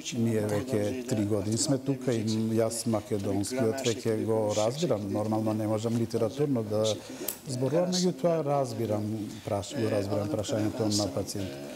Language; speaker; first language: Macedonian; non-native, local second language; Turkish